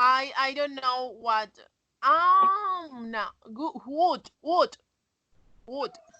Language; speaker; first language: English; non-native, learner; Spanish